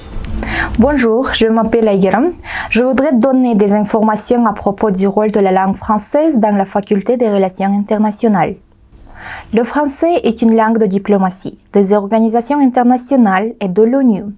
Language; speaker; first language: French; non-native, learner; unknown